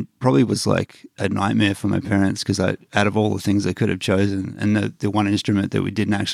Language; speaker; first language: English; native; English